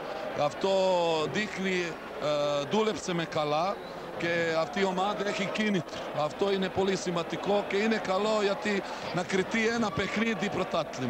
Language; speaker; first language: Greek; non-native, learner; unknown